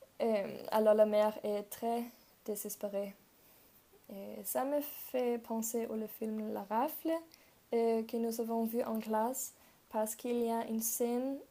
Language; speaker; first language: French; non-native, learner; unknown